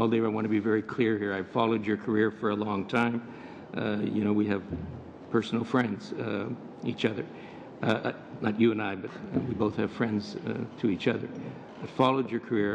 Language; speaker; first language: English; native; English